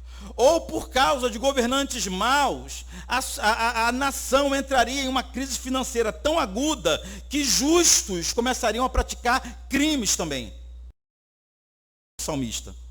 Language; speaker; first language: Portuguese; native; Portuguese